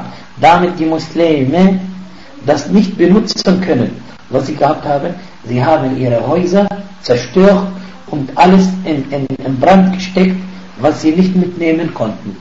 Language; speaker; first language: German; non-native, fluent; Arabic